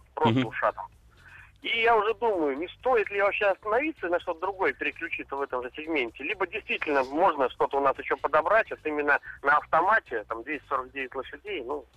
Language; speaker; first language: Russian; native; Russian